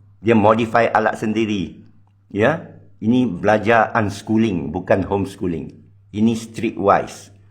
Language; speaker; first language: Malay; non-native, local second language; Chinese